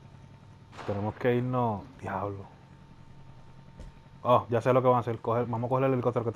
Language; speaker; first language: Spanish; native; Spanish